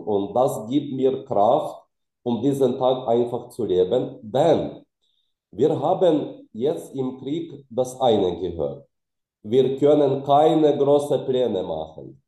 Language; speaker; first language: German; non-native, fluent; Ukrainian